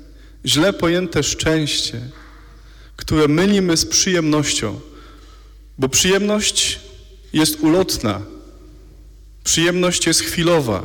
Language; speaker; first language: Polish; native; Polish